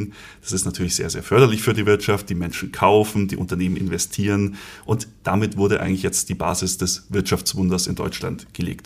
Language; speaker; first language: German; native; German